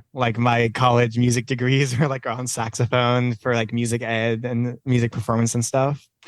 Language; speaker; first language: English; native; English